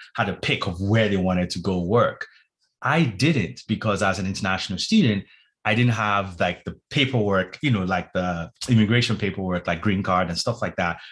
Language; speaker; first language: English; non-native, local second language; Yoruba